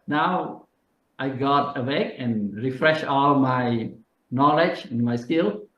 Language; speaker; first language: English; non-native, fluent; Thai